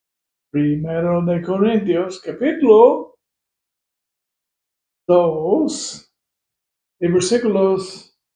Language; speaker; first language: Spanish; non-native, fluent; English